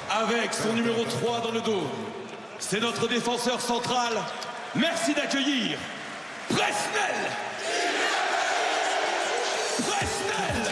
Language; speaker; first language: French; native; French